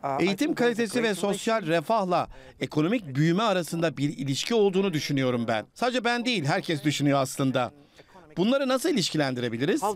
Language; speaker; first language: Turkish; native; Turkish